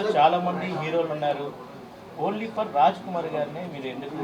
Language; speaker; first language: Telugu; native; Telugu